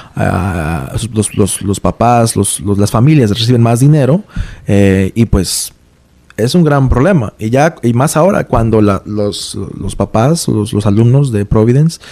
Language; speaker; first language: Spanish; early bilingual, heritage; Spanish